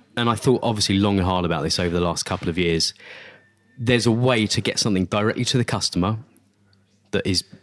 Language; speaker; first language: English; native; English